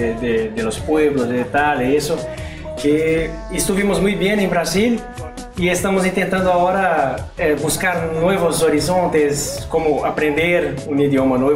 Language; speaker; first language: Spanish; non-native, learner; Portuguese